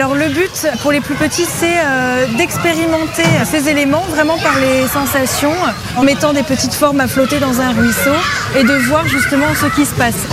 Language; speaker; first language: French; native; French